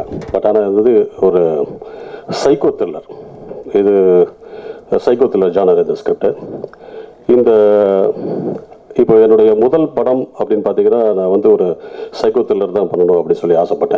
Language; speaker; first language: Tamil; native; Tamil